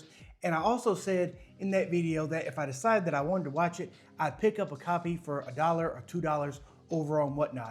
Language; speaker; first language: English; native; English